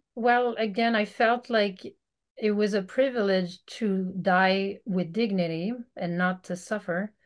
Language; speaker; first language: English; native; English